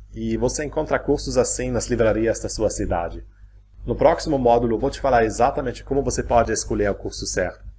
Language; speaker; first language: Portuguese; non-native, fluent; German